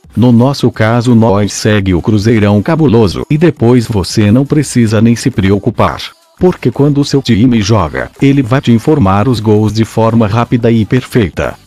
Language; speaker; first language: Portuguese; native; Portuguese